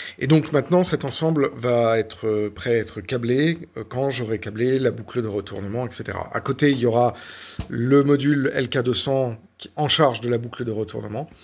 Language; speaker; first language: French; native; French